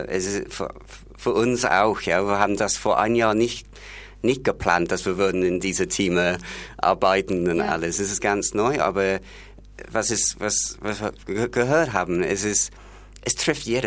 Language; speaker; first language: German; non-native, fluent; English